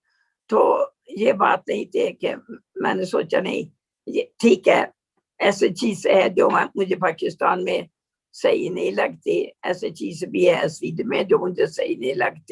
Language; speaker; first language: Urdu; non-native, learner; Swedish